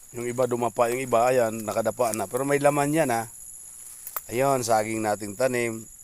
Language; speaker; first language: Filipino; non-native, local second language; Cebuano